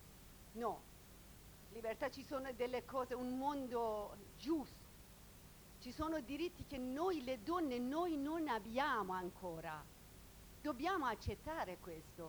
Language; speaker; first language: Italian; non-native, learner; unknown